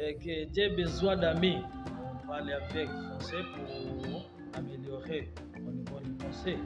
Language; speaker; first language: French; non-native, learner; Swahili